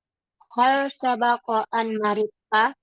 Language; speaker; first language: Arabic; non-native, learner; Indonesian